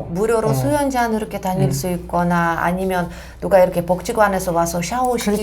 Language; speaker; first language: Korean; non-native, fluent; Russian